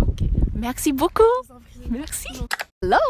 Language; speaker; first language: French; non-native, learner; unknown